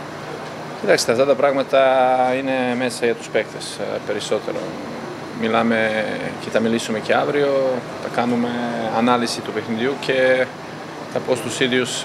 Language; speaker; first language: Greek; non-native, fluent; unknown